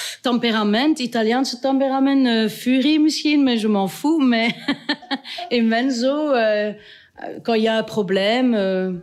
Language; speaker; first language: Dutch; non-native, local second language; French